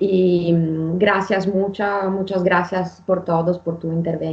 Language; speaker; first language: Spanish; non-native, fluent; Italian